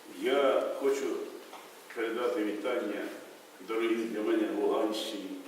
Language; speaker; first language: Ukrainian; native; Ukrainian